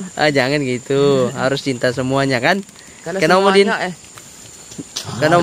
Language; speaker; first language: Indonesian; native; Indonesian